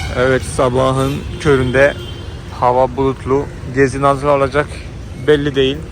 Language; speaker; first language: Turkish; non-native, fluent; Malayalam